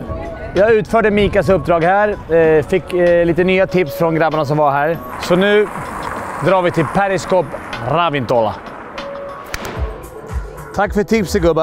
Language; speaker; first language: Swedish; native; Swedish